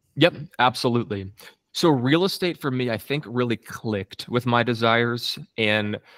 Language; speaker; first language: English; native; English